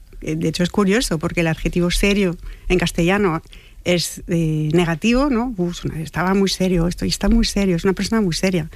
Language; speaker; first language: Spanish; non-native, fluent; French